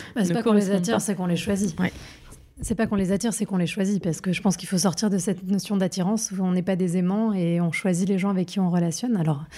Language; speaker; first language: French; native; French